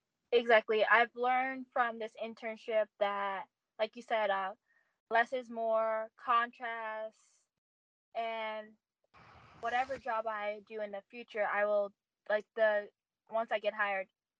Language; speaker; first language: English; native; English